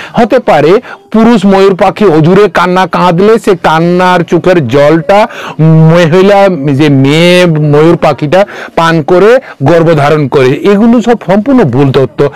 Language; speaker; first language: Bangla; non-native, local second language; Kok Borok